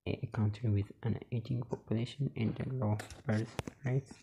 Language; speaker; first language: English; non-native, local second language; Amharic